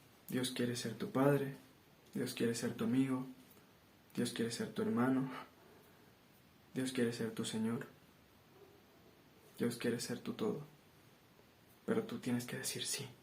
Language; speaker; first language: Spanish; native; Spanish